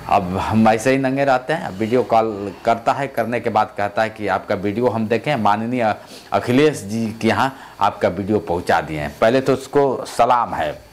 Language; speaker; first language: Hindi; native; Hindi